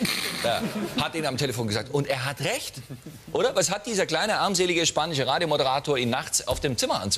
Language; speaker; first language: German; native; German